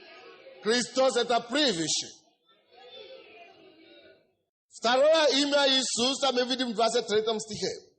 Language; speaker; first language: Russian; non-native, fluent; Yoruba